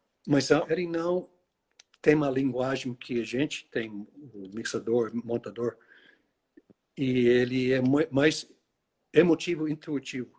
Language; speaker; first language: Portuguese; non-native, fluent; English